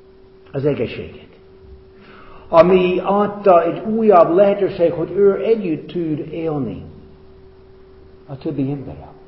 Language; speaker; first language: Hungarian; non-native, fluent; English